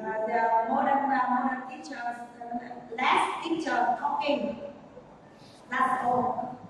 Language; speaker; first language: English; non-native, learner; Vietnamese